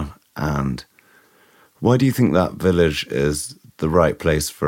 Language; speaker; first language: English; native; English